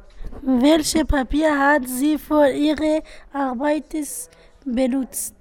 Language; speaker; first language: German; non-native, learner; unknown